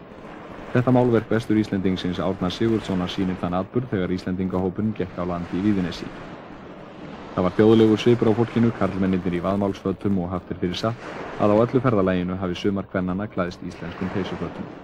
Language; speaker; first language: Icelandic; native; Icelandic